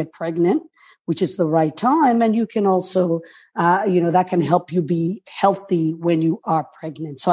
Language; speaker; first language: English; non-native, local second language; Krio